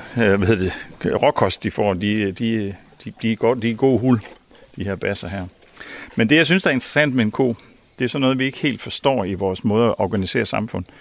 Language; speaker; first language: Danish; native; Danish